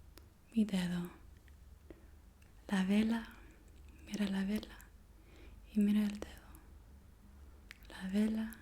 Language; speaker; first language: Spanish; non-native, learner; English